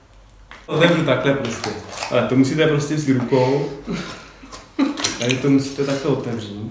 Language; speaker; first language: Czech; native; Czech